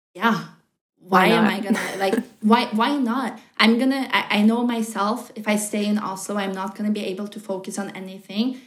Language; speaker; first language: English; non-native, fluent; Norwegian